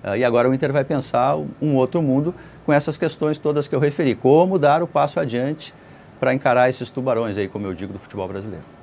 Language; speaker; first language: Portuguese; native; Portuguese